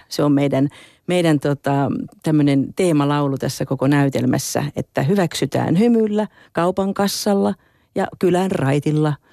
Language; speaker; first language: Finnish; native; Finnish